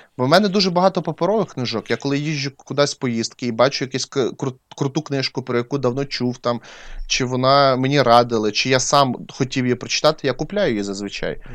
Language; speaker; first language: Ukrainian; non-native, local second language; Russian